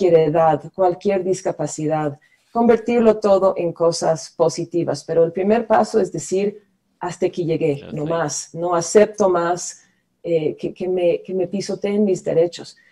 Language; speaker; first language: Spanish; non-native, fluent; English